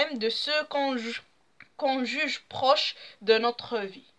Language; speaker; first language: French; non-native, local second language; Arabic